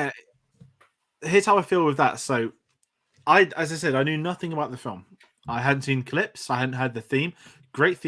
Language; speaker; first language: English; native; English